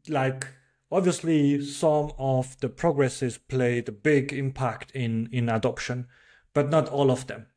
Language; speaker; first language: English; non-native, fluent; French